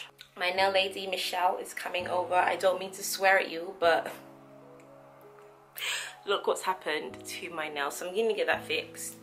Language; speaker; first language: English; native; English